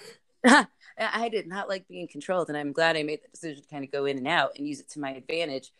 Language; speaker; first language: English; native; English